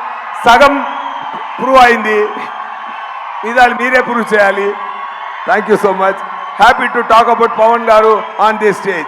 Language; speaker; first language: Telugu; non-native, learner; Tamil